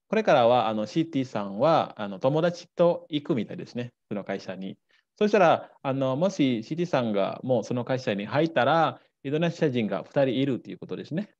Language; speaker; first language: Japanese; native; Japanese